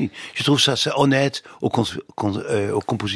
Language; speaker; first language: French; non-native, fluent; Dutch